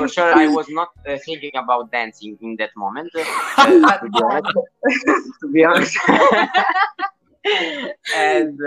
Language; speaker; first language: English; non-native, learner; Italian